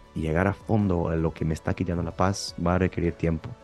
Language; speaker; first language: Spanish; early bilingual, heritage; Spanish